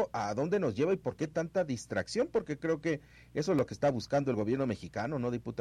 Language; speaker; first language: Spanish; native; Spanish